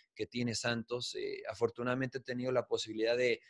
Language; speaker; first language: Spanish; native; Spanish